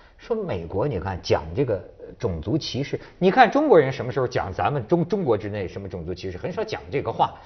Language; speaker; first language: Chinese; native; Chinese